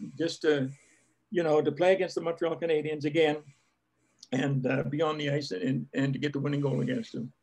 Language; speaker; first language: English; native; English